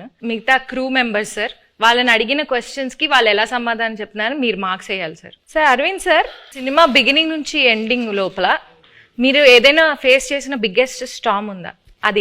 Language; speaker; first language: Telugu; native; Telugu